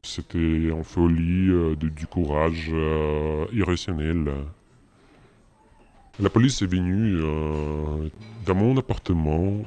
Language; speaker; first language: French; non-native, fluent; Russian